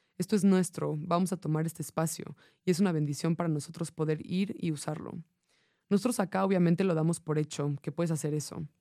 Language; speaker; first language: Spanish; non-native, fluent; English